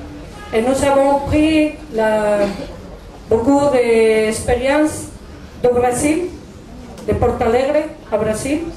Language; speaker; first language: French; non-native, learner; Spanish